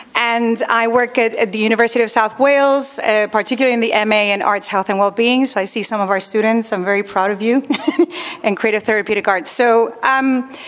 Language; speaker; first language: English; non-native, fluent; Spanish